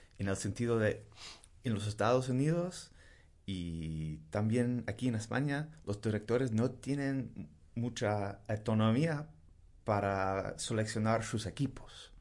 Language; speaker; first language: Spanish; non-native, fluent; English